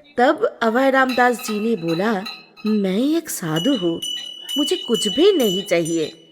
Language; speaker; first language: Hindi; non-native, local second language; Bangla